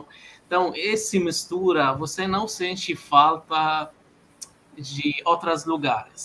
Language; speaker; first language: Portuguese; non-native, fluent; Arabic